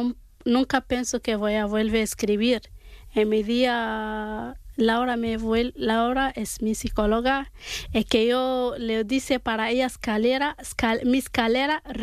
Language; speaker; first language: Spanish; non-native, learner; Arabic